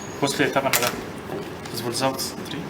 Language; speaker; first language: Russian; non-native, learner; Arabic